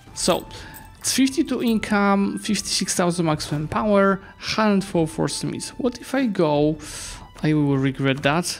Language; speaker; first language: English; non-native, fluent; Polish